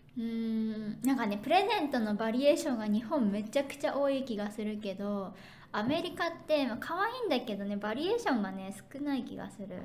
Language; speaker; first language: Japanese; native; Japanese